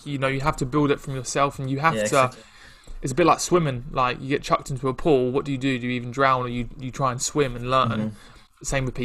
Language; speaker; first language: English; native; English